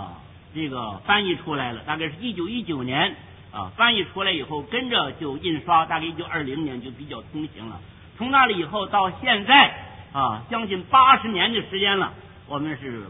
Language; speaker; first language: Chinese; native; Chinese